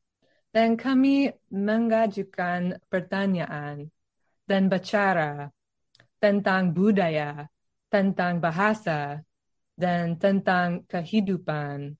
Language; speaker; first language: Indonesian; non-native, learner; English